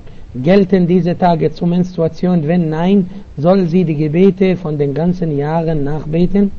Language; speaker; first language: German; non-native, fluent; Arabic